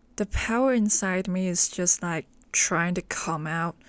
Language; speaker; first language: English; non-native, local second language; Cantonese